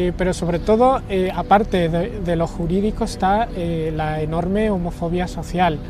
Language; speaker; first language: Spanish; non-native, fluent; Arabic